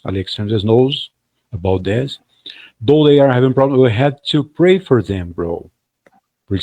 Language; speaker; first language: English; non-native, fluent; Portuguese